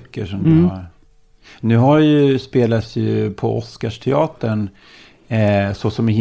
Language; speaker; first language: Swedish; native; Swedish